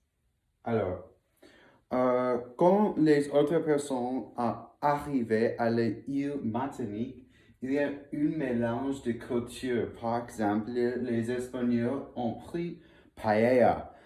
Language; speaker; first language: French; non-native, learner; English